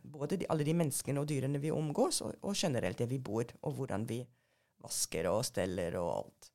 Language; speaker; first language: Norwegian; non-native, fluent; German